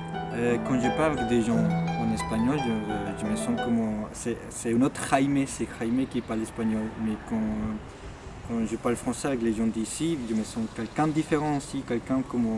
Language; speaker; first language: French; non-native, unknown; Spanish